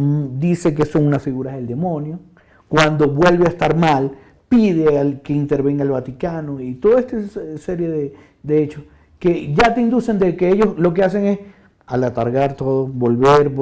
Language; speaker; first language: Spanish; native; Spanish